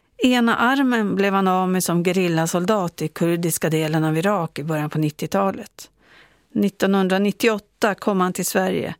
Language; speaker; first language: Swedish; native; Swedish